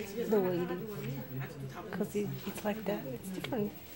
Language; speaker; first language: English; non-native, fluent; Italian